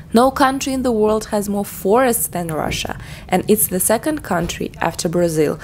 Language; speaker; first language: English; non-native, fluent; Russian